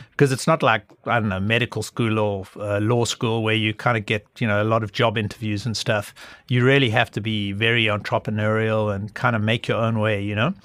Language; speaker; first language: English; native; English